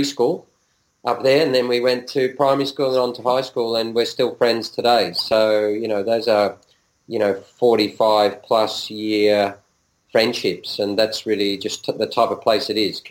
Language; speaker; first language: English; native; English